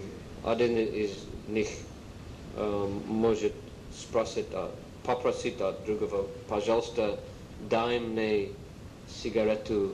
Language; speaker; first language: Russian; non-native, learner; English